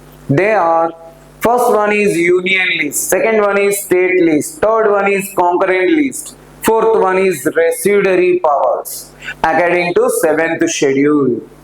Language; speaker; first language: English; non-native, local second language; Telugu